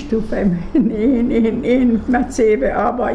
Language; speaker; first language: German; non-native, learner; Hungarian